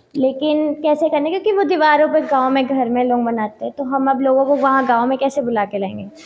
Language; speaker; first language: Hindi; native; Hindi